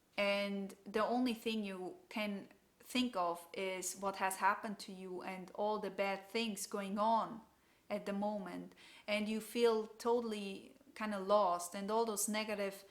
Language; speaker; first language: English; non-native, fluent; German